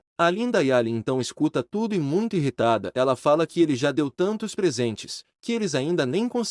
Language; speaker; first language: Portuguese; native; Portuguese